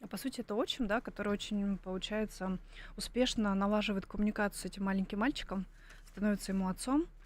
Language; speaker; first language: Russian; native; Russian